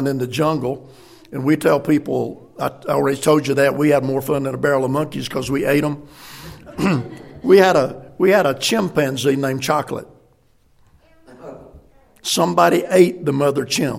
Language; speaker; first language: English; native; English